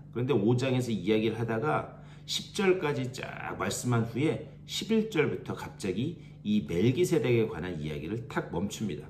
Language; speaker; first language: Korean; native; Korean